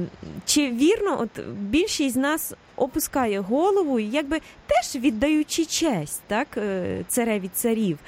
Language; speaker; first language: Ukrainian; native; Ukrainian